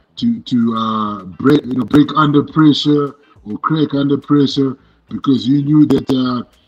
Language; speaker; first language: English; non-native, local second language; Shona